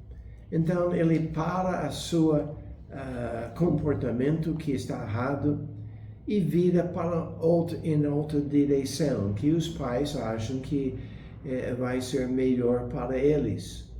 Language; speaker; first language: Portuguese; non-native, fluent; English